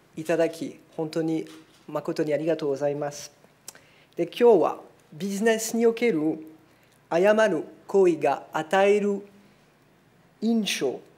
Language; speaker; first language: Japanese; non-native, fluent; French